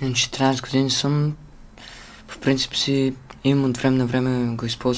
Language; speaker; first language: Bulgarian; early bilingual, heritage; Bulgarian